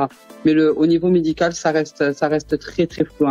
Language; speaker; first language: French; native; French